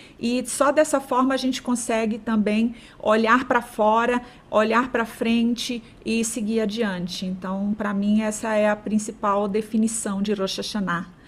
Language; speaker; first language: Portuguese; native; Portuguese